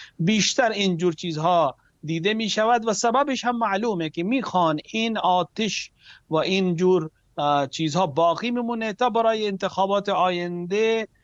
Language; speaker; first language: Persian; non-native, fluent; Urdu